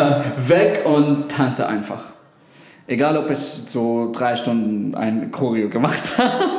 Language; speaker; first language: German; non-native, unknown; Arabic